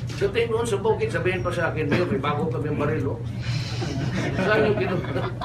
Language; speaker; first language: Filipino; non-native, local second language; Cebuano